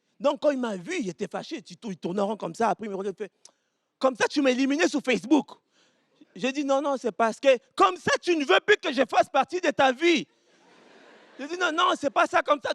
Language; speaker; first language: French; early bilingual, other home language; Lingala